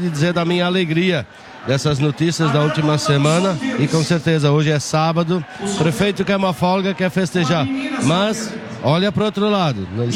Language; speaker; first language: Portuguese; non-native, local second language; German